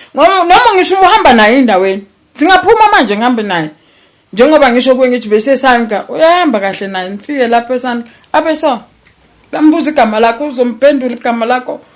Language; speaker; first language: Zulu; native; Zulu